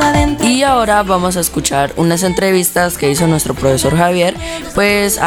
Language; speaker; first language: Spanish; native; Spanish